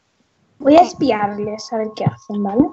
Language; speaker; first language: Spanish; native; Spanish